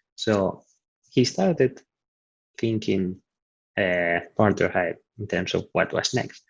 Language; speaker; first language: English; non-native, fluent; Italian